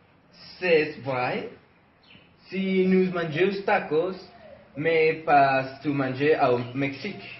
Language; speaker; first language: French; non-native, learner; Spanish